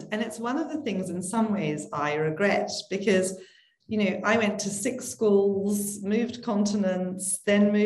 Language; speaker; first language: English; native; English